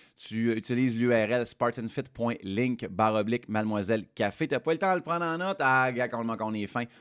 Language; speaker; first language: French; native; French